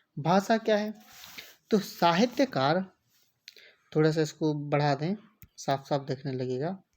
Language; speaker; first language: Hindi; native; Hindi